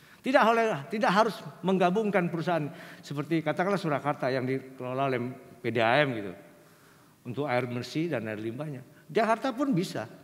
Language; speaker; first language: Indonesian; native; Indonesian